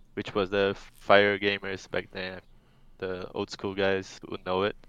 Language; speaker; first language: English; non-native, fluent; Portuguese